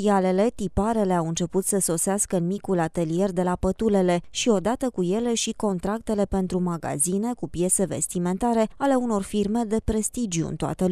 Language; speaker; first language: Romanian; native; Romanian